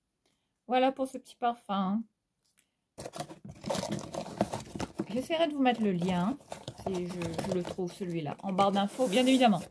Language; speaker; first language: French; native; French